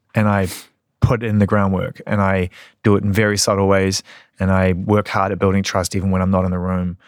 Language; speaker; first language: English; native; English